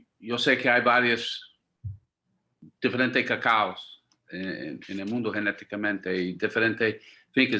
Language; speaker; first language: Spanish; non-native, fluent; English